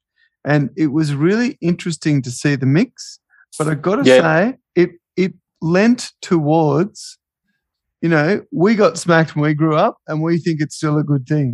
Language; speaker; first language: English; native; English